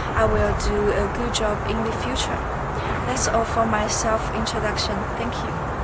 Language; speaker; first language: English; non-native, fluent; Chinese